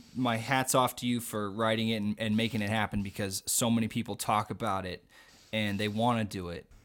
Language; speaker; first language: English; native; English